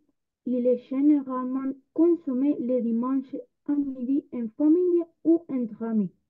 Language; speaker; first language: French; non-native, learner; Spanish